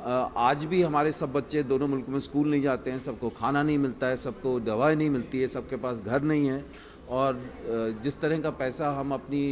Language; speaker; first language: Hindi; native; Hindi